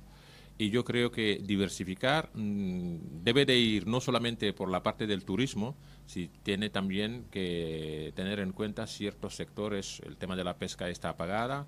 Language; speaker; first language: Spanish; native; Spanish